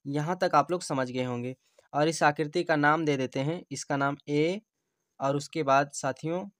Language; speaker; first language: Hindi; native; Hindi